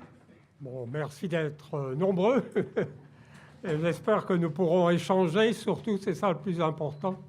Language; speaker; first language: French; native; French